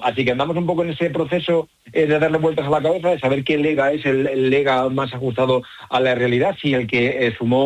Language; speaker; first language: Spanish; native; Spanish